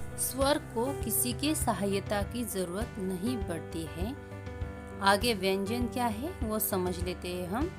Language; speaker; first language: Hindi; non-native, local second language; Marathi